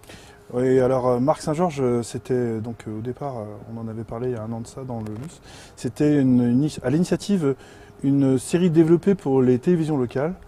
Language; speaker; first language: French; native; French